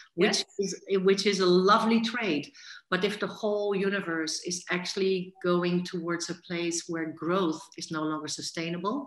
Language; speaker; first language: English; non-native, fluent; Dutch